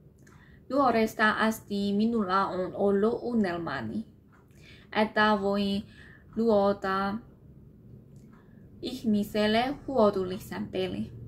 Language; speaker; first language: Finnish; non-native, learner; Burmese